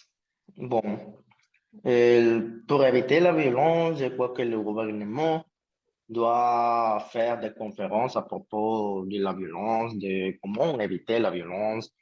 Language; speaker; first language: French; non-native, learner; Spanish